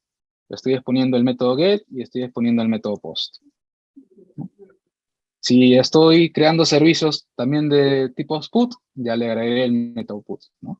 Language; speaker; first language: Spanish; native; Spanish